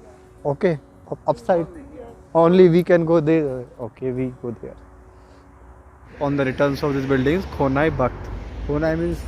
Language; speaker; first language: English; non-native, local second language; Hindi